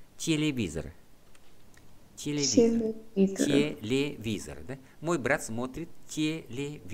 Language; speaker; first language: Russian; non-native, fluent; Vietnamese